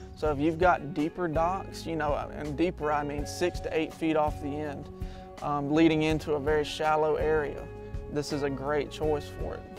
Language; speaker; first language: English; native; English